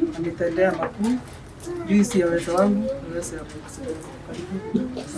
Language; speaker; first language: Swahili; non-native, local second language; Kikuyu